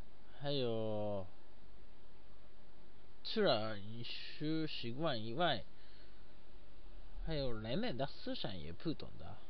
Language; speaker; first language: Chinese; non-native, learner; Japanese